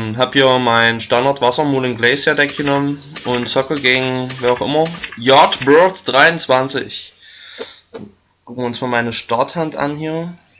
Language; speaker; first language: German; native; German